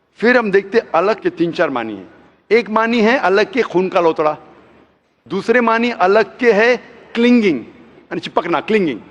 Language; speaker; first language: Hindi; non-native, local second language; Konkani